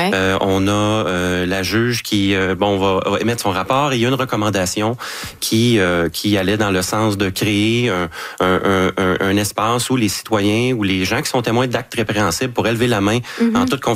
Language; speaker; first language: French; native; French